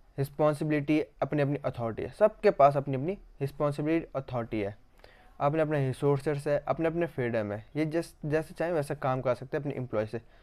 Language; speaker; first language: Hindi; native; Hindi